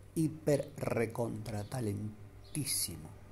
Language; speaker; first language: Spanish; native; Spanish